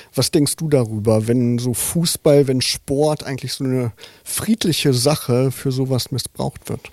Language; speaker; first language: German; native; German